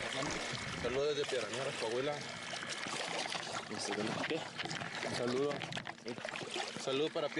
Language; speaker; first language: Spanish; native; Spanish